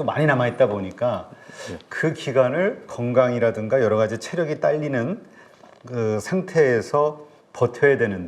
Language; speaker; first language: Korean; native; Korean